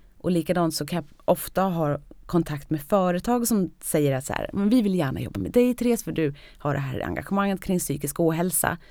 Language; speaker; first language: Swedish; native; Swedish